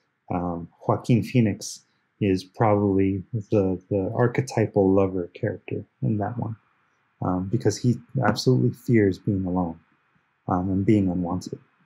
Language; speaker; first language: English; early bilingual, other home language; Spanish